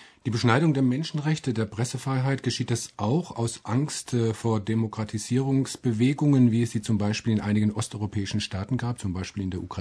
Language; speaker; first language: German; native; German